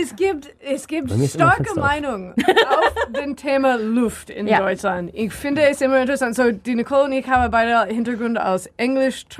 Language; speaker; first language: German; non-native, learner; English